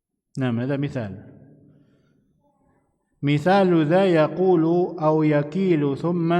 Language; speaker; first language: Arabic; non-native, fluent; Indonesian